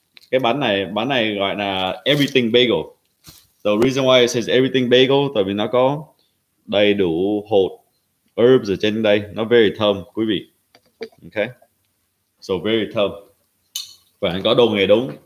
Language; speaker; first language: Vietnamese; early bilingual, heritage; Vietnamese